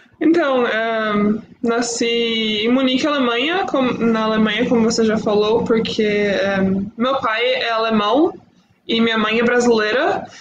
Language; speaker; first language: Portuguese; early bilingual, heritage; Portuguese